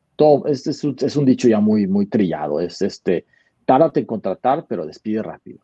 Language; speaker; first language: Spanish; native; Spanish